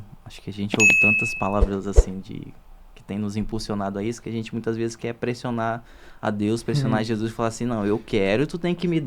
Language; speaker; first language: Portuguese; native; Portuguese